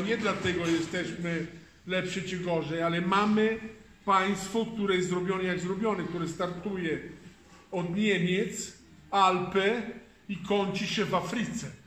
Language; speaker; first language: Polish; non-native, fluent; Italian